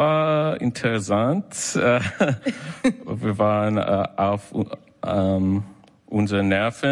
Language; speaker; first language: German; non-native, learner; English